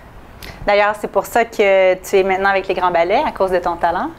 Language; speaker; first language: French; native; French